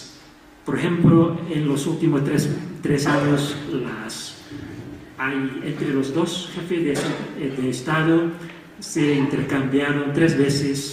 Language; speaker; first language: Spanish; non-native, fluent; Chinese